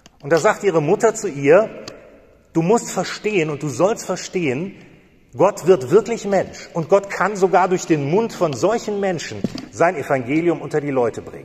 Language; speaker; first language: German; native; German